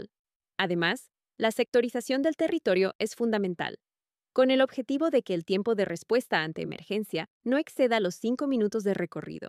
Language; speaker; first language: Spanish; native; Spanish